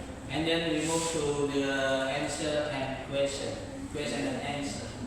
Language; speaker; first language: English; non-native, learner; Indonesian